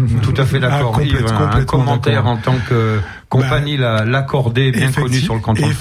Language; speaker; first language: French; native; French